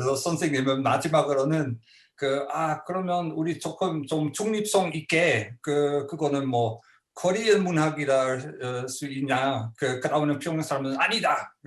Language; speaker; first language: Korean; non-native, fluent; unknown